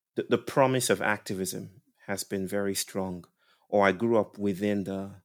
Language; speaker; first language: English; non-native, local second language; Yoruba